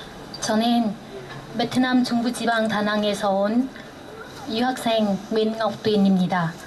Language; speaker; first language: Korean; non-native, fluent; Vietnamese